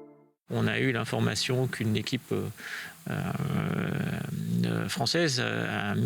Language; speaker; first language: French; native; French